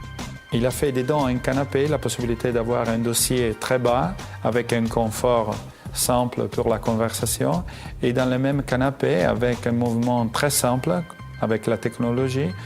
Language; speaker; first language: French; non-native, fluent; Italian